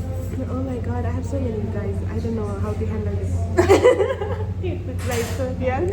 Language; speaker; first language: English; non-native, learner; Tibetan